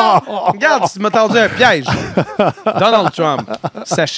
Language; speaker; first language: French; native; French